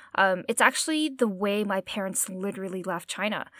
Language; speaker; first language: English; native; English